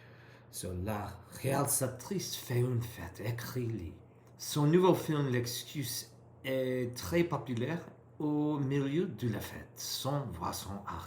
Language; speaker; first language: French; non-native, learner; English